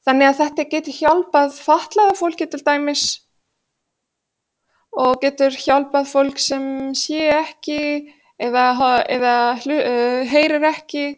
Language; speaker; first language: Icelandic; non-native, fluent; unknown